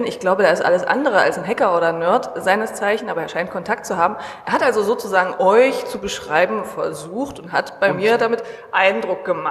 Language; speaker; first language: German; native; German